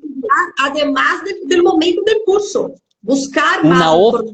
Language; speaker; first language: Spanish; non-native, fluent; Portuguese